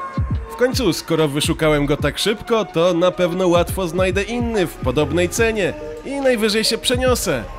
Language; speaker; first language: Polish; native; Polish